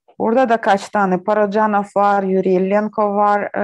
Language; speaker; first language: Turkish; non-native, learner; Ukrainian